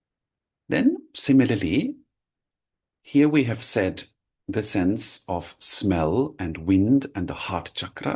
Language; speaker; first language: English; non-native, fluent; German